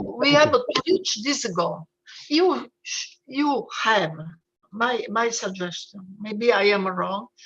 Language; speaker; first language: English; non-native, fluent; Italian